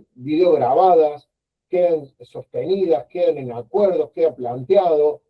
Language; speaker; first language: Spanish; native; Spanish